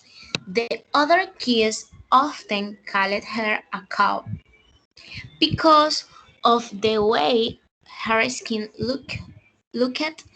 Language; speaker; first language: English; non-native, learner; Spanish